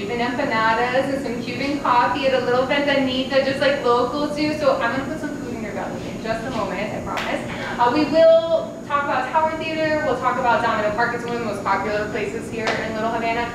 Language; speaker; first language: English; native; English